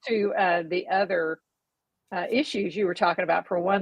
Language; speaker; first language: English; native; English